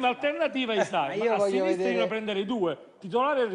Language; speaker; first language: Italian; native; Italian